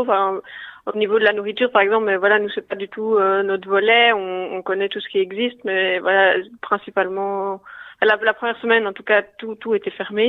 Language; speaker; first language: French; native; French